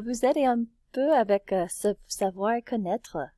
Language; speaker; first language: French; non-native, fluent; English